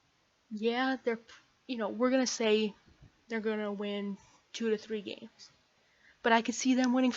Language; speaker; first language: English; native; English